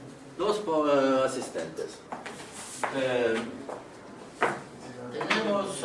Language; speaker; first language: Spanish; non-native, learner; Estonian